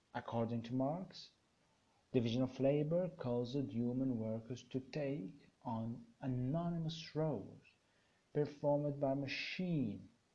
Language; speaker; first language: English; non-native, fluent; Arabic